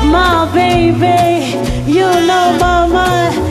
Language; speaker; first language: English; early bilingual, other home language; Lingala